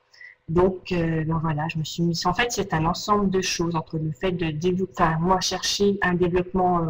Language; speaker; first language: French; native; French